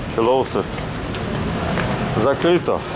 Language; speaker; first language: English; non-native, learner; Russian